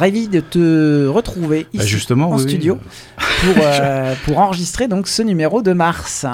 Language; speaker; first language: French; native; French